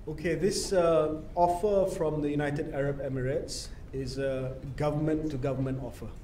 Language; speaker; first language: English; non-native, local second language; Malay